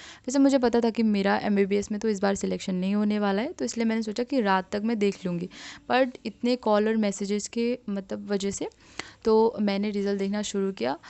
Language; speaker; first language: Hindi; non-native, local second language; Assamese